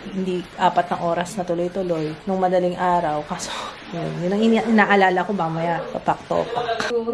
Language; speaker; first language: Filipino; native; Filipino